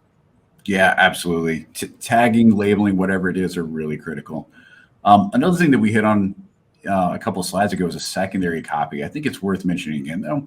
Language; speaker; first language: English; native; English